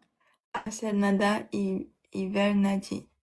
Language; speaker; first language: Spanish; non-native, learner; French